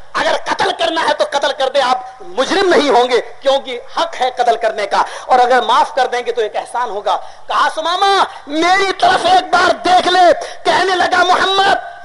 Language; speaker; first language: Urdu; native; Urdu